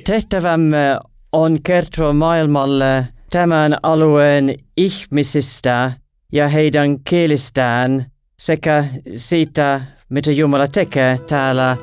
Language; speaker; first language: Finnish; non-native, learner; English